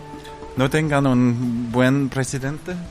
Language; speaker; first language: Spanish; non-native, learner; Danish